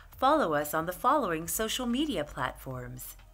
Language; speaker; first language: English; native; English